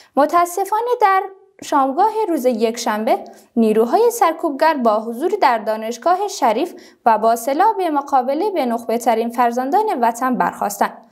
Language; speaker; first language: Persian; non-native, local second language; Kurdish